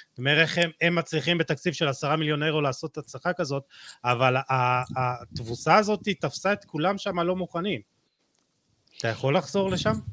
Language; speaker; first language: Hebrew; native; Hebrew